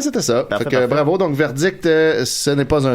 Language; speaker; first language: French; native; French